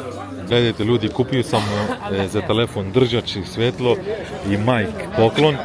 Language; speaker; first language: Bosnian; early bilingual, heritage; Bosnian